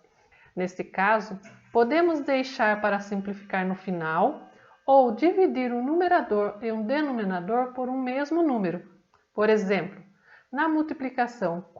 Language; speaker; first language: Portuguese; native; Portuguese